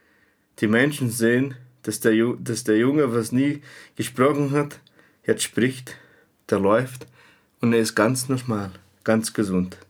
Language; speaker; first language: German; non-native, fluent; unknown